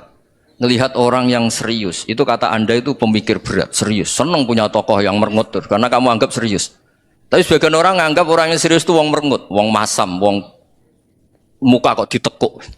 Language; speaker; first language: Indonesian; non-native, local second language; Javanese